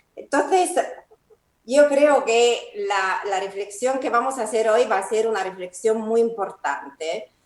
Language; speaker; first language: Spanish; non-native, fluent; Italian